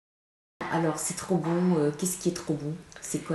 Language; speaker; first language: French; native; French